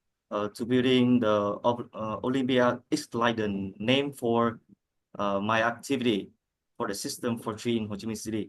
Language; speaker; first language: English; non-native, learner; Vietnamese